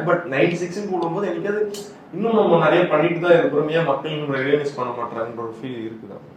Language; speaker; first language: Tamil; native; Tamil